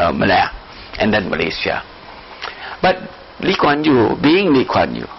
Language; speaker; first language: English; non-native, local second language; Malay